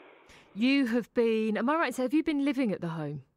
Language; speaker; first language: English; native; English